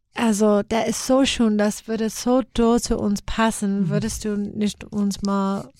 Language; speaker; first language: German; non-native, fluent; English